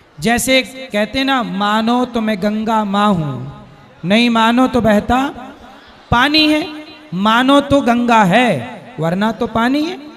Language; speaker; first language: Hindi; native; Hindi